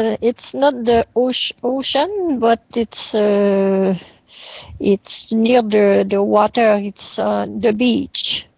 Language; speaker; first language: English; non-native, learner; French